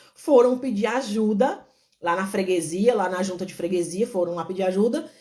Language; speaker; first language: Portuguese; native; Portuguese